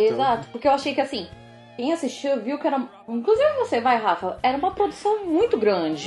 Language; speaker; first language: Portuguese; native; Portuguese